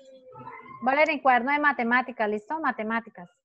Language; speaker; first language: Spanish; native; Spanish